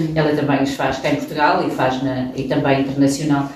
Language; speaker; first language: Portuguese; native; Portuguese